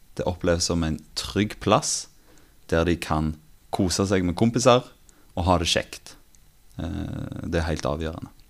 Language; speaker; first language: Norwegian; native; Norwegian